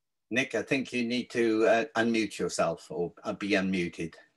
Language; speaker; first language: English; native; English